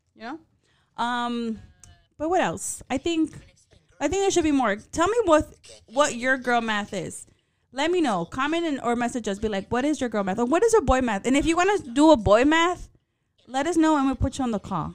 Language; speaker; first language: English; early bilingual, other home language; Spanish